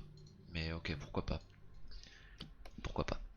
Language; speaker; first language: French; native; French